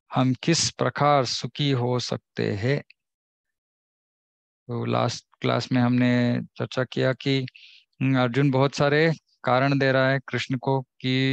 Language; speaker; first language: Hindi; non-native, local second language; Kannada